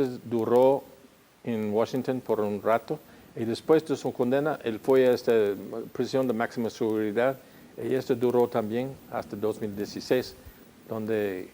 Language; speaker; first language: Spanish; non-native, fluent; English